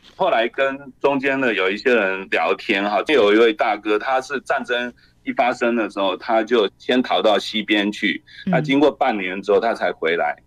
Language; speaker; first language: Chinese; native; Chinese